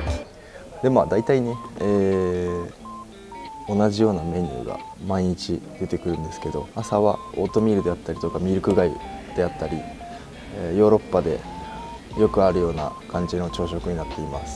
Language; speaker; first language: Japanese; native; Japanese